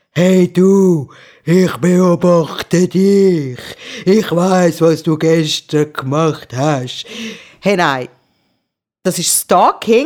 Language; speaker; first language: German; early bilingual, other home language; Persian